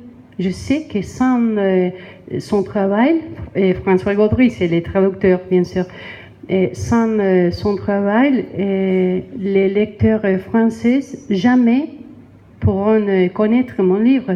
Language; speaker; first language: French; non-native, learner; Spanish